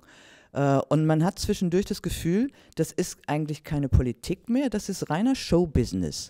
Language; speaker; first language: German; native; German